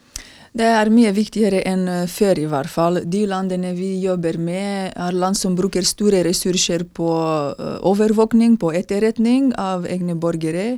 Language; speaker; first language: Norwegian; non-native, fluent; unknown